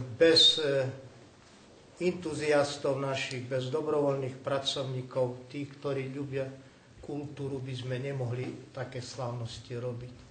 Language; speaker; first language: Slovak; non-native, local second language; Rusyn